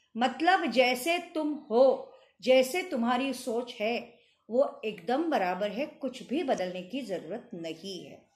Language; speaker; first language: Hindi; non-native, local second language; Marathi